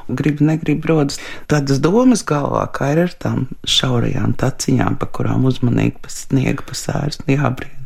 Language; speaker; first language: Latvian; native; Latvian